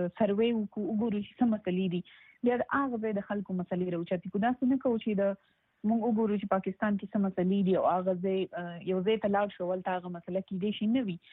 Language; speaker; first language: Pashto; native; Pashto